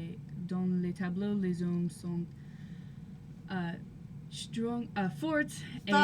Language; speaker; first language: French; non-native, learner; English